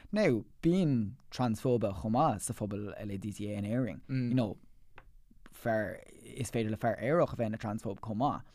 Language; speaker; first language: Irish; non-native, local second language; English